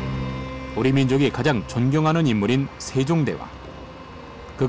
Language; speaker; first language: Korean; native; Korean